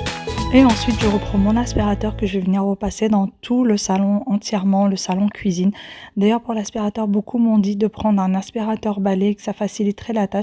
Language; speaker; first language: French; native; French